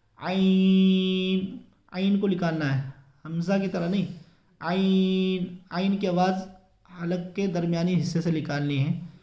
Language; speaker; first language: Urdu; native; Urdu